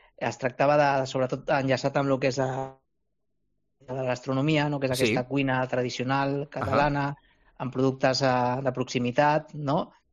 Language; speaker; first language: Catalan; native; Catalan